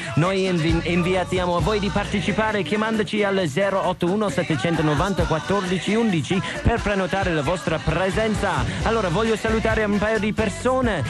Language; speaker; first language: Italian; non-native, fluent; English